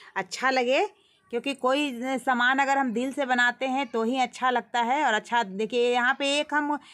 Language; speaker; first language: Hindi; native; Hindi